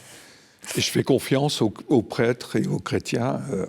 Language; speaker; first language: French; native; French